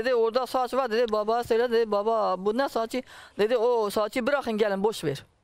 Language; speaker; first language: Turkish; non-native, learner; Kurdish